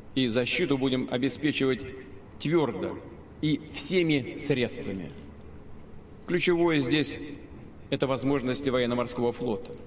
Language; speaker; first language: Russian; native; Russian